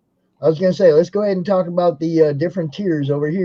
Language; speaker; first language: English; native; English